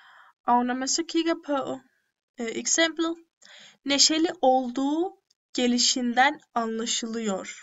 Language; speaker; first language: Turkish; early bilingual, heritage; Turkish